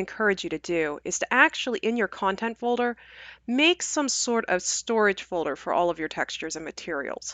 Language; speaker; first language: English; native; English